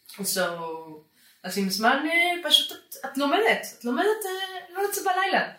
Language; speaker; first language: Hebrew; non-native, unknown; Spanish